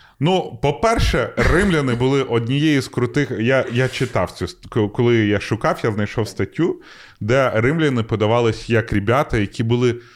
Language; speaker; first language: Ukrainian; non-native, local second language; Russian